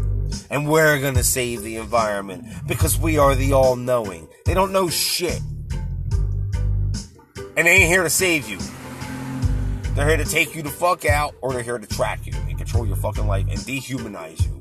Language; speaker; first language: English; native; English